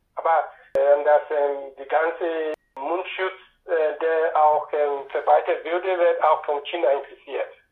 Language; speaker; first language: German; non-native, learner; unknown